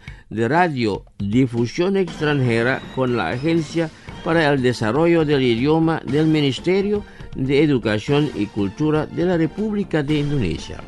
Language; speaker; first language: Spanish; non-native, fluent; Indonesian